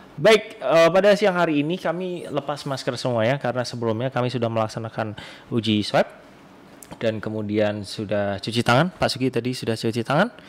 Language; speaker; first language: Indonesian; non-native, local second language; Javanese